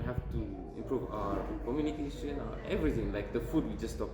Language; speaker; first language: English; non-native, local second language; Tigrinya